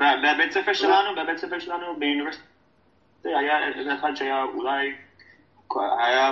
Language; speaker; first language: Hebrew; non-native, fluent; English